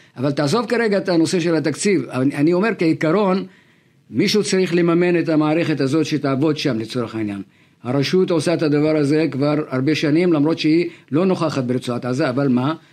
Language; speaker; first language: Hebrew; non-native, local second language; Arabic